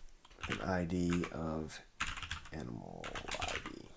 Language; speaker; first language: English; native; English